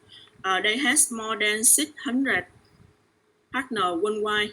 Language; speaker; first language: English; non-native, learner; Vietnamese